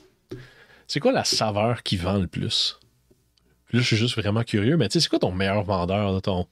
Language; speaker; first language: French; native; French